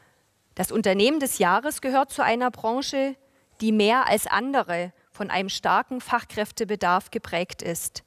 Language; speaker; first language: German; native; German